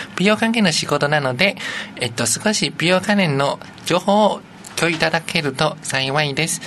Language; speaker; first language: Japanese; non-native, fluent; Chinese